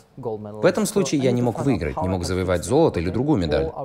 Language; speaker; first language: Russian; non-native, fluent; Norwegian